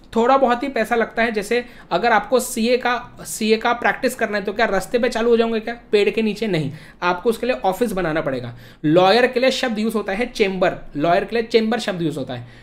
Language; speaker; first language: Hindi; native; Hindi